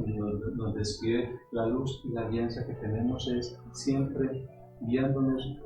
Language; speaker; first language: Spanish; native; Spanish